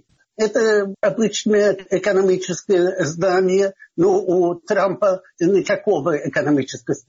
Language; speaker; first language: Russian; non-native, fluent; Swedish